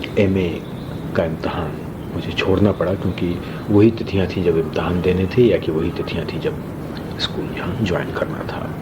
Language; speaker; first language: Hindi; non-native, local second language; Rajasthani